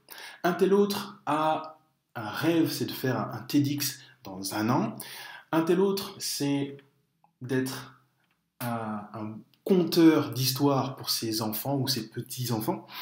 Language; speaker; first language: French; native; French